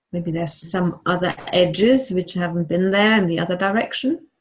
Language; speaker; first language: English; non-native, fluent; German